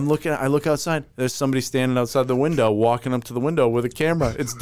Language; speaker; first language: English; native; English